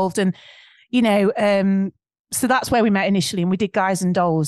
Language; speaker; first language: English; native; English